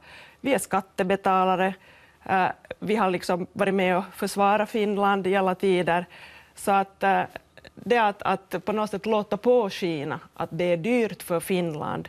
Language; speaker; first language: Swedish; native; Swedish